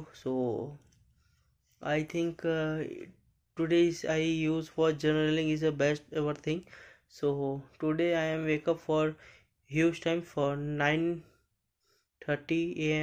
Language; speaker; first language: English; non-native, learner; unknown